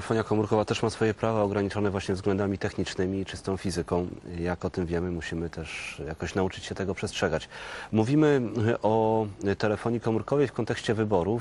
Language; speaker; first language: Polish; native; Polish